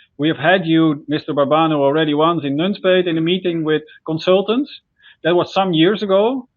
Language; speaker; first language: English; non-native, fluent; Dutch